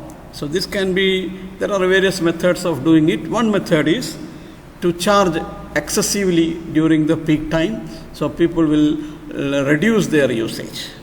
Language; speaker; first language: English; non-native, local second language; Malayalam